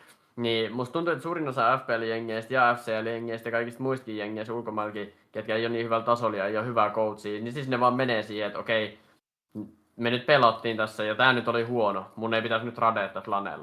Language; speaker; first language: Finnish; native; Finnish